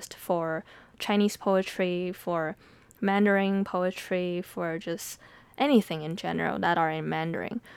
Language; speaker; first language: English; early bilingual, other home language; Chinese